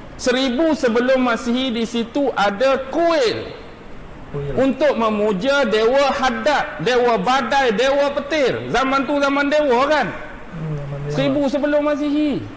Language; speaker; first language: Malay; native; Malay